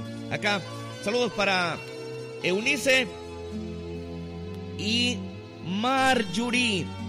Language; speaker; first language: Spanish; native; Spanish